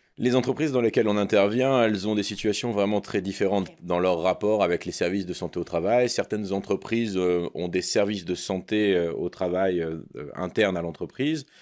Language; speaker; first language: French; native; French